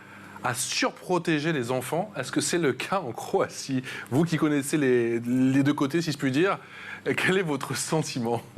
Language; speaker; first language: French; native; French